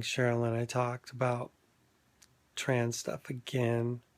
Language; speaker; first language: English; native; English